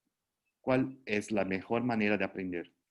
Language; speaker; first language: Spanish; non-native, fluent; Portuguese